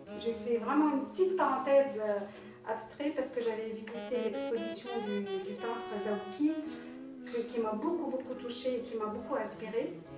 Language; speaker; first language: French; non-native, local second language; Arabic